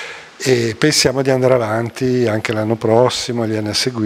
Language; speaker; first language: Italian; native; Italian